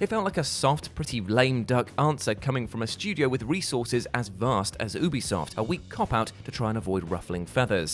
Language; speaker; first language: English; native; English